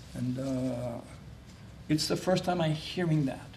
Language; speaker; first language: English; native; English